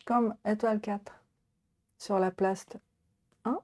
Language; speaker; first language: French; non-native, learner; Japanese